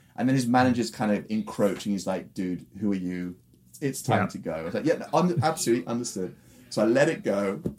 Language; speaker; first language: English; native; English